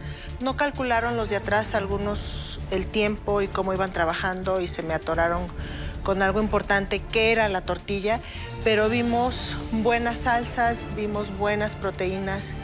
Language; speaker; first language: Spanish; native; Spanish